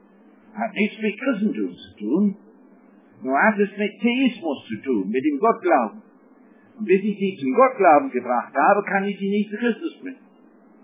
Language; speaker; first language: German; non-native, fluent; English